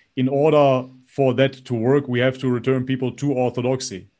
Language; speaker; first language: English; non-native, fluent; Macedonian